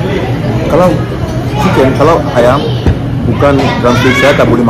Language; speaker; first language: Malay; non-native, learner; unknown